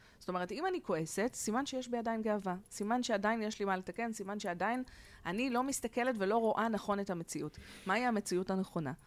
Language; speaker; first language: Hebrew; native; Hebrew